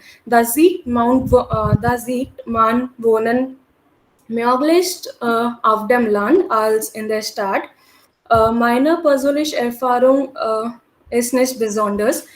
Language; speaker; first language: German; non-native, learner; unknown